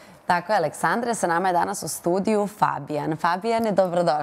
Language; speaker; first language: Bosnian; native; Bosnian